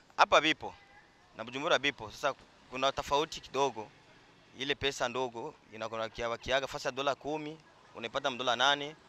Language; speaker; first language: Swahili; native; Swahili